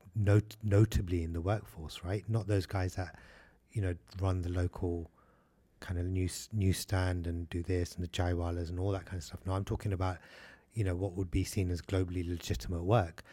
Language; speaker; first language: English; early bilingual, other home language; Hindi